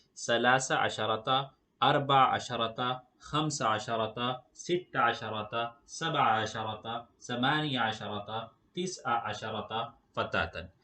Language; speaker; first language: Urdu; native; Urdu